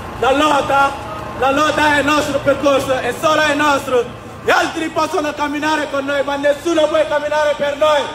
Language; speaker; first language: Italian; non-native, learner; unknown